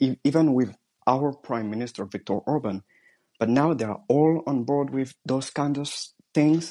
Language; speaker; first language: English; non-native, fluent; French